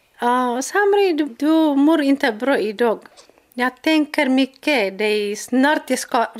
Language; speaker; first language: Swedish; non-native, learner; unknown